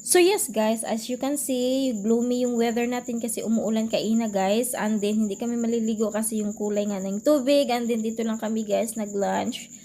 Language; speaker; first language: Filipino; non-native, local second language; Cebuano